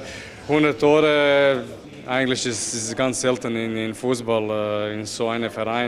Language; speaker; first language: German; non-native, fluent; Croatian